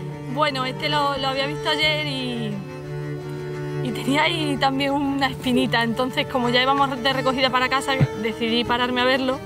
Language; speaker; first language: Spanish; native; Spanish